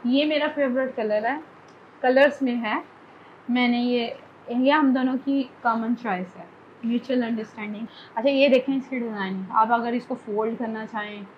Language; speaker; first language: Urdu; native; Urdu